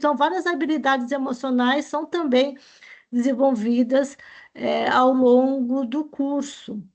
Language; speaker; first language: Portuguese; native; Portuguese